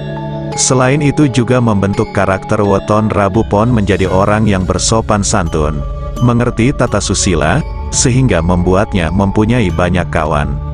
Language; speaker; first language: Indonesian; non-native, local second language; Javanese